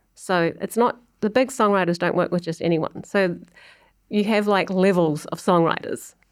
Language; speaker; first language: English; native; English